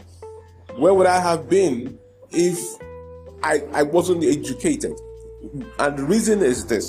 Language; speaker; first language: English; non-native, local second language; Igbo